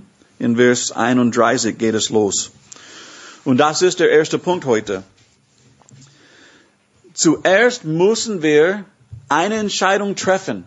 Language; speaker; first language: German; non-native, fluent; English